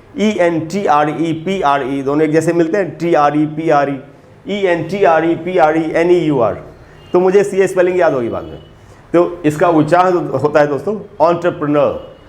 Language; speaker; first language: Hindi; native; Hindi